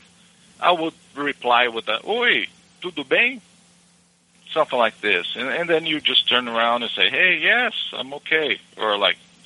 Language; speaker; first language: English; non-native, fluent; Portuguese